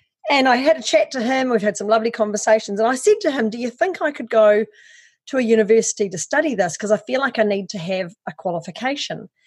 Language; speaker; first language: English; native; English